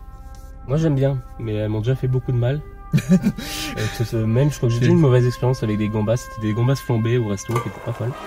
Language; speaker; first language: French; native; French